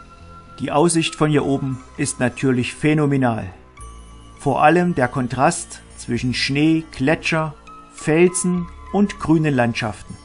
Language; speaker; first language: German; native; German